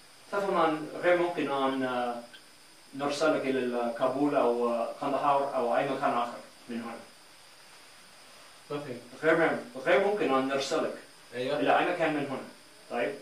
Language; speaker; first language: Arabic; non-native, fluent; English